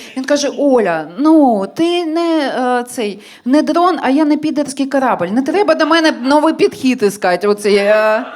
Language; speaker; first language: Ukrainian; non-native, local second language; Russian